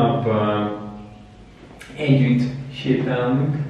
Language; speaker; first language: Hungarian; non-native, learner; English